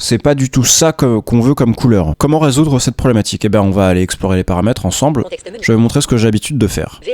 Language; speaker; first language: French; native; French